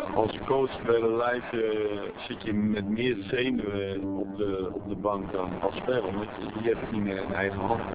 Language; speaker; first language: Dutch; native; Dutch